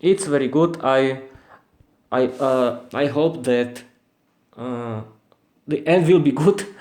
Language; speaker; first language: English; non-native, learner; Slovak